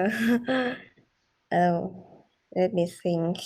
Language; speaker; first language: English; non-native, learner; Vietnamese